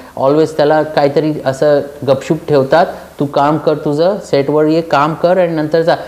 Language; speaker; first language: Marathi; early bilingual, heritage; Marathi